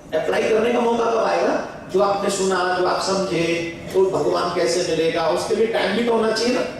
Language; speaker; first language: Hindi; native; Hindi